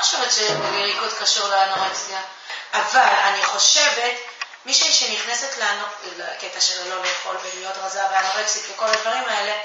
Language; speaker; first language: Hebrew; non-native, fluent; Japanese